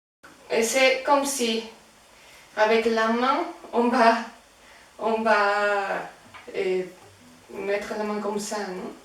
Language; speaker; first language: French; non-native, fluent; Spanish